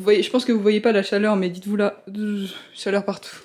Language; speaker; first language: French; native; French